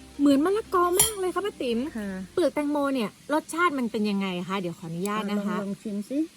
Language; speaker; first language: Thai; native; Thai